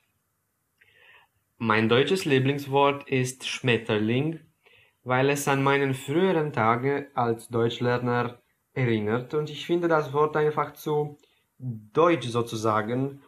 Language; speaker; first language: German; non-native, fluent; Romanian